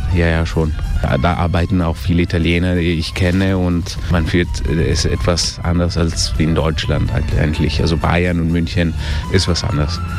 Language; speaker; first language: German; early bilingual, heritage; German